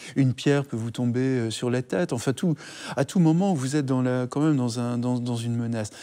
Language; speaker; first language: French; native; French